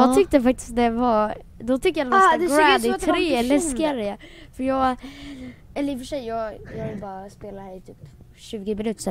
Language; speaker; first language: Swedish; native; Swedish